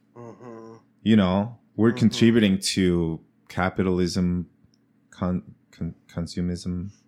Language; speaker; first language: English; non-native, fluent; Spanish